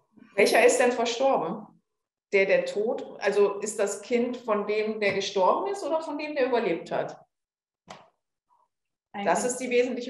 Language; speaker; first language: German; native; German